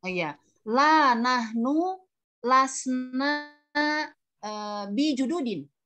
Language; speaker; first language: Arabic; non-native, learner; Indonesian